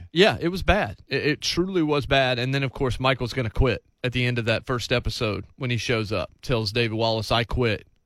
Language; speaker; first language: English; native; English